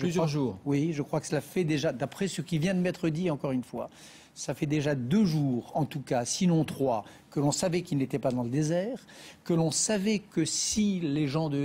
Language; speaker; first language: French; native; French